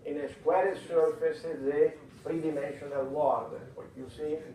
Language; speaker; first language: English; non-native, fluent; Italian